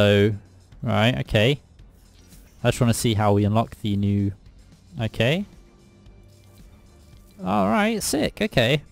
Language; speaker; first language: English; native; English